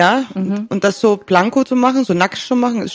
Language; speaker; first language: German; native; German